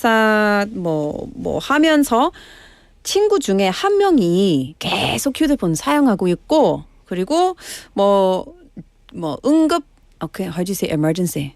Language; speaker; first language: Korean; non-native, learner; English